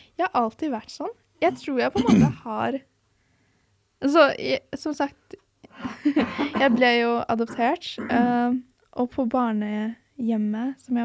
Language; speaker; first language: Norwegian; early bilingual, other home language; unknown